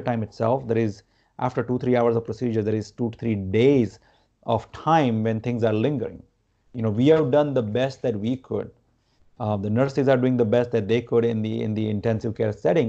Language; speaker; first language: English; non-native, local second language; Gujarati